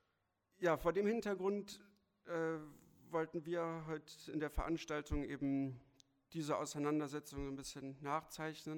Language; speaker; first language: German; native; German